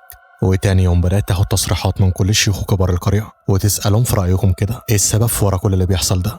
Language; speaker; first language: Arabic; native; Arabic